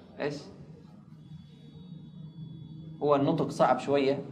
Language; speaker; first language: Arabic; native; Arabic